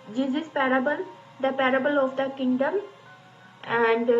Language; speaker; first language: English; non-native, local second language; Urdu